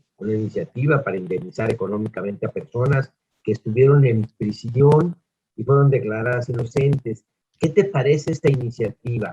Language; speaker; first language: Spanish; native; Spanish